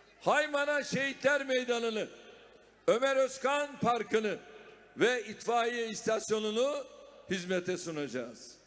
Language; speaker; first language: Turkish; native; Turkish